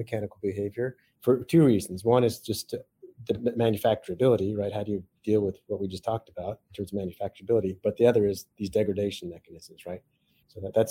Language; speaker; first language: English; native; English